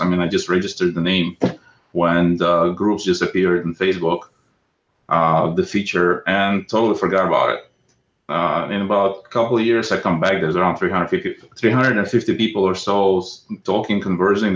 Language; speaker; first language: English; non-native, fluent; Russian